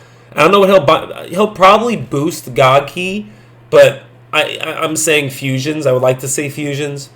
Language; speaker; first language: English; native; English